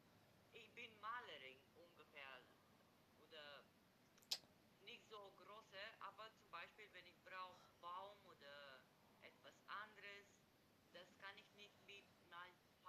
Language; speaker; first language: German; non-native, learner; Macedonian